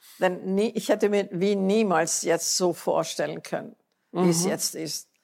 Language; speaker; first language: German; native; German